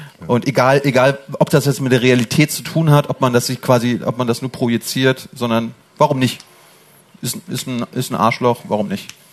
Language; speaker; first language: German; native; German